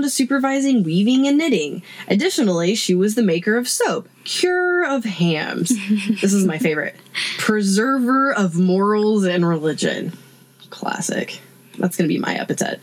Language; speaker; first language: English; native; English